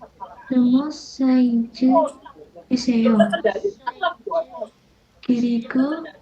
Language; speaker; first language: Korean; non-native, learner; Indonesian